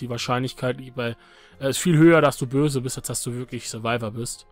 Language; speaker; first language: German; native; German